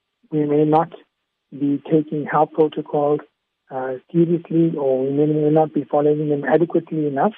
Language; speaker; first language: English; native; English